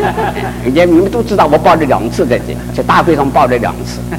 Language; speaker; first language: Chinese; native; Chinese